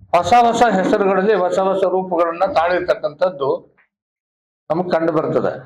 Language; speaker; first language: Kannada; native; Kannada